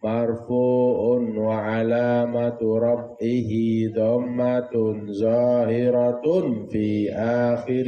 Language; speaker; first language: Arabic; non-native, fluent; Indonesian